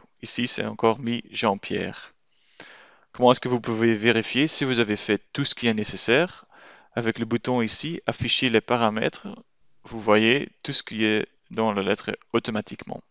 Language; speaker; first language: French; non-native, local second language; Dutch